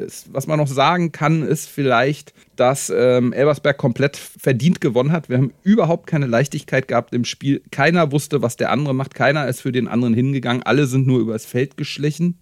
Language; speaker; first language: German; native; German